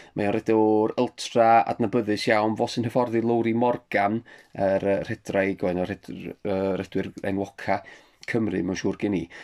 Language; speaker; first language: Welsh; native; Welsh